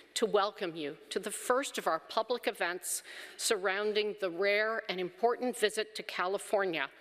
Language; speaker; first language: English; native; English